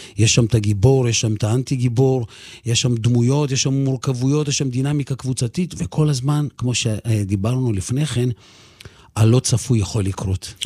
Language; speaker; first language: Hebrew; early bilingual, other home language; Russian